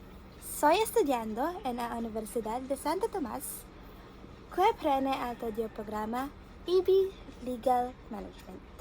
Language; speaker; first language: Spanish; non-native, learner; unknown